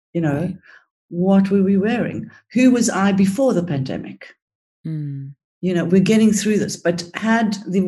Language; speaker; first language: English; early bilingual, other home language; Greek